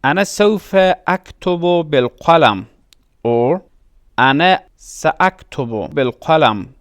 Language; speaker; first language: Arabic; non-native, fluent; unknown